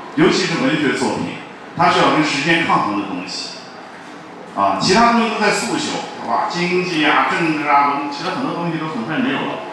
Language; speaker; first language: Chinese; native; Chinese